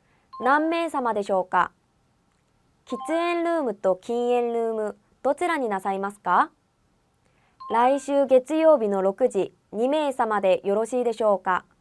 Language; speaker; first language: Japanese; non-native, fluent; Korean